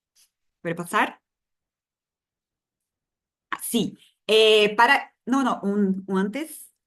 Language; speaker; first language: Spanish; non-native, fluent; Portuguese